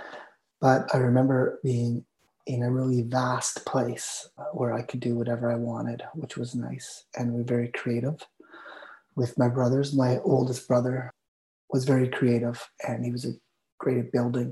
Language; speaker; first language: English; native; English